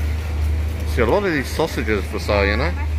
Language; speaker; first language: English; native; English